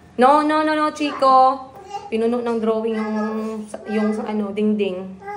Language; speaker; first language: Filipino; native; Filipino